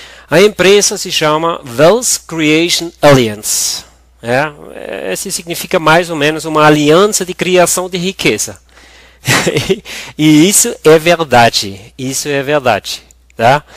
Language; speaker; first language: Portuguese; non-native, fluent; German